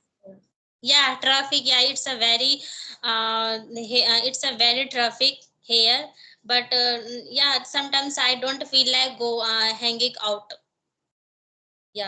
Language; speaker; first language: English; non-native, learner; Hindi